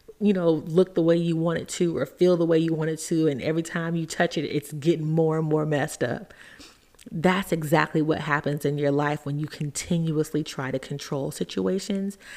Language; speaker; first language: English; native; English